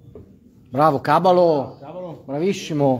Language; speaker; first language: Italian; native; Italian